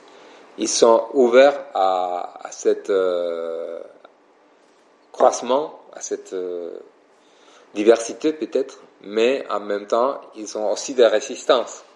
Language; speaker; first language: French; non-native, fluent; Spanish